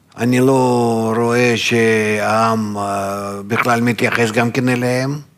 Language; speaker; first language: Hebrew; non-native, fluent; Russian